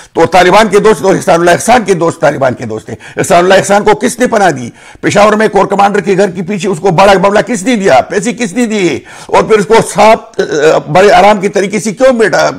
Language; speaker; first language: Urdu; non-native, local second language; Pashto